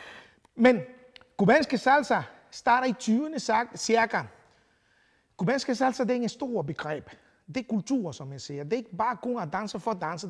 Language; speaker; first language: Danish; non-native, fluent; Spanish